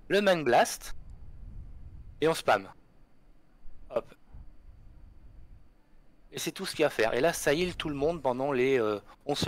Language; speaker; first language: French; native; French